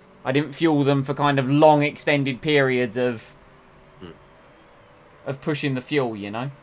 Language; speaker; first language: English; native; English